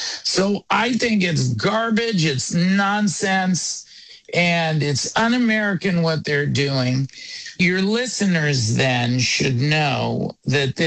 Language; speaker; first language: English; non-native, local second language; Yiddish